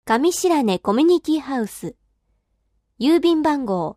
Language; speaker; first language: Japanese; native; Japanese